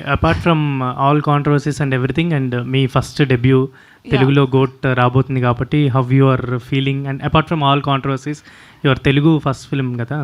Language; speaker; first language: Telugu; native; Telugu